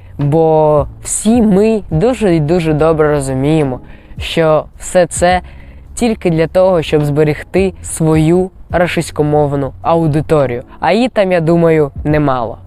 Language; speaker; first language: Ukrainian; native; Ukrainian